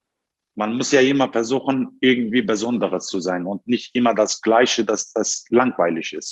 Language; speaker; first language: German; non-native, fluent; Turkish